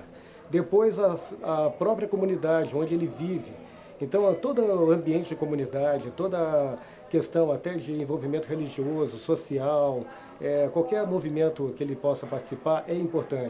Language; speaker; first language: Portuguese; native; Portuguese